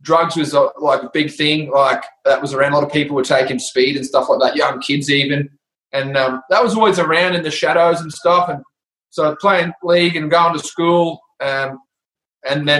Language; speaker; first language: English; native; English